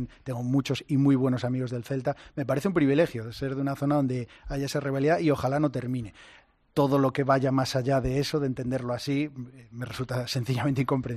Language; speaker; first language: Spanish; native; Spanish